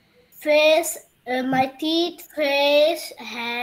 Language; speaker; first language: English; non-native, learner; Bangla